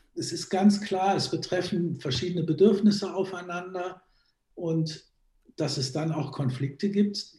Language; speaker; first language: German; native; German